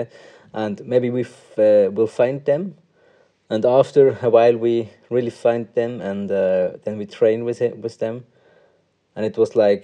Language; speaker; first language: English; non-native, fluent; Swiss German